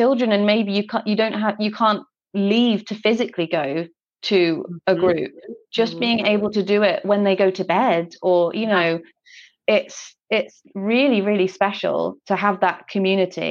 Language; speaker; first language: English; native; English